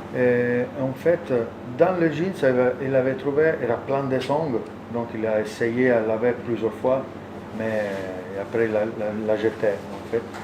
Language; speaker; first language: French; non-native, learner; Italian